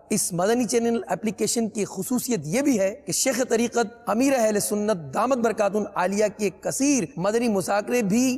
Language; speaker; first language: Urdu; native; Urdu